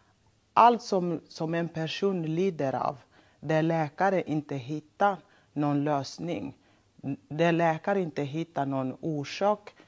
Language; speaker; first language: Swedish; non-native, local second language; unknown